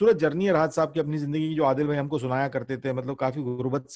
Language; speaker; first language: Hindi; native; Hindi